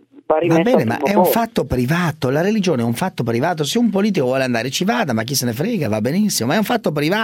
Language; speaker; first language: Italian; native; Italian